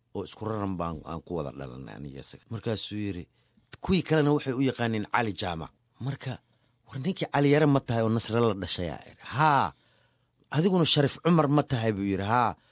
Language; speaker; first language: Somali; native; Somali